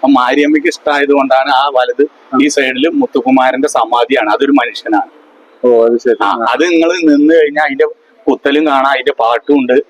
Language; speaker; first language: Malayalam; non-native, local second language; Tamil